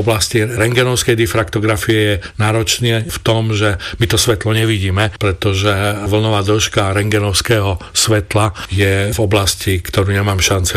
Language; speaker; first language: Slovak; native; Slovak